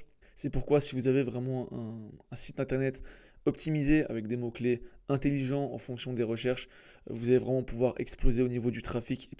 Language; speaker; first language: French; native; French